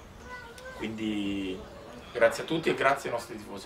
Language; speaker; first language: Italian; native; Italian